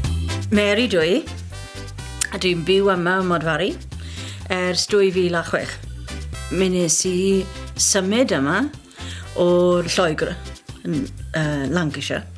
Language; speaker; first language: Welsh; non-native, learner; English